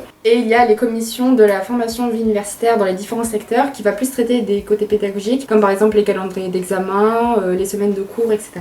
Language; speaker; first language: French; native; French